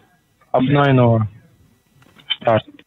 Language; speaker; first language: German; non-native, learner; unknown